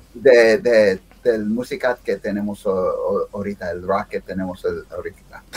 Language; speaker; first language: Spanish; early bilingual, heritage; Spanish